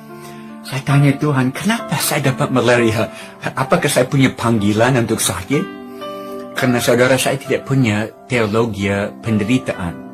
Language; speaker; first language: Indonesian; non-native, fluent; English